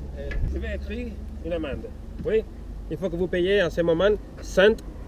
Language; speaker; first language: French; non-native, local second language; Arabic